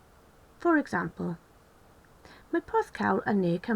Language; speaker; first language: Welsh; non-native, local second language; English